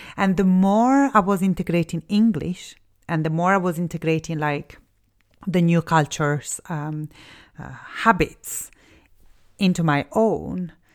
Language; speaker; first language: English; non-native, fluent; Italian